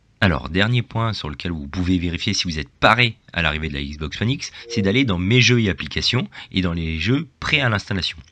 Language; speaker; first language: French; native; French